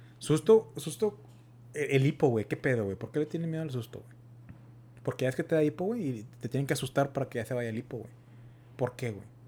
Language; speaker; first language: Spanish; early bilingual, heritage; Spanish